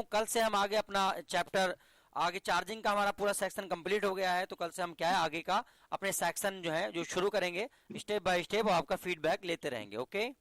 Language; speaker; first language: Hindi; native; Hindi